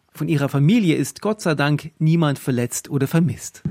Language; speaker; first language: German; native; German